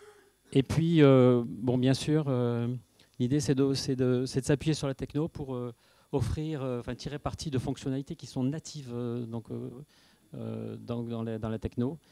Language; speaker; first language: French; native; French